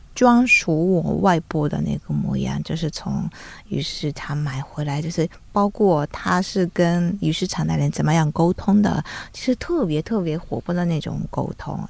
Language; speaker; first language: Chinese; non-native, fluent; Japanese